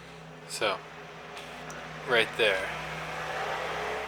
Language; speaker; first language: English; native; English